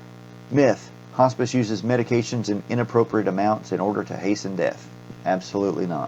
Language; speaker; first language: English; native; English